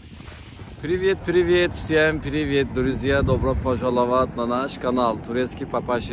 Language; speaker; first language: Russian; non-native, learner; Turkish